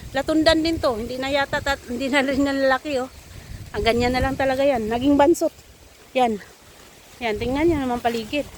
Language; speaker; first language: Filipino; non-native, local second language; Cebuano